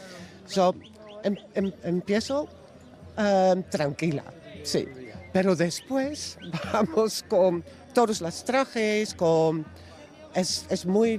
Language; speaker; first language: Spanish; non-native, learner; Dutch